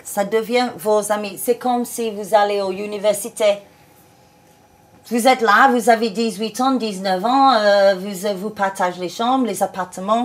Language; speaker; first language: French; non-native, fluent; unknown